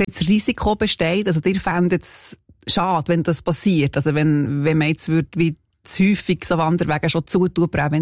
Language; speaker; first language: German; native; German